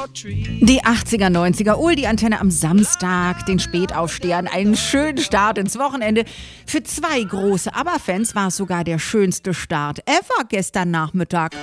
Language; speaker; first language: German; native; German